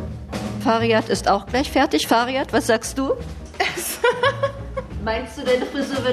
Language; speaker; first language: German; native; German